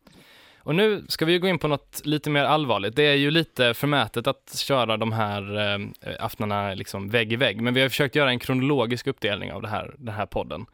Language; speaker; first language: Swedish; native; Swedish